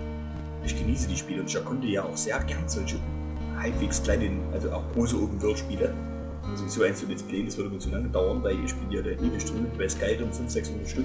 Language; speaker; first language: German; native; German